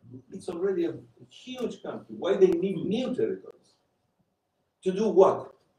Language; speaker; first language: English; non-native, fluent; Romanian